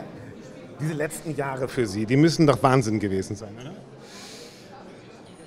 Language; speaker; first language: German; native; German